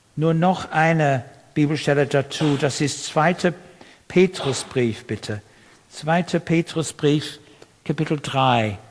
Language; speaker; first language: German; non-native, fluent; English